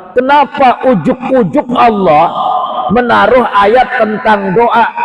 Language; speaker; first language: Malay; non-native, local second language; Sasak